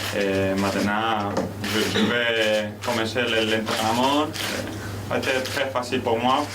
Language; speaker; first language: French; non-native, learner; Spanish